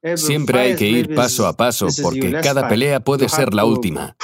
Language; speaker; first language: Spanish; non-native, fluent; Chinese